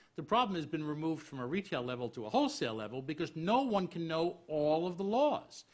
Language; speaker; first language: English; native; English